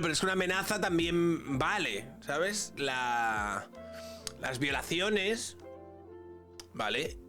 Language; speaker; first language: Spanish; native; Spanish